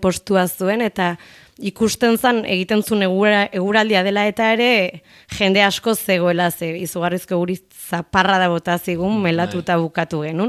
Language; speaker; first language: Basque; native; Basque